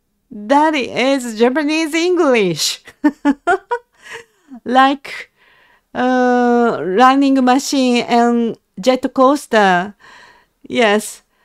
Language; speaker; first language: English; non-native, learner; Japanese